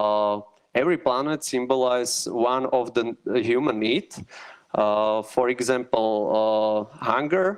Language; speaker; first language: English; non-native, learner; Slovak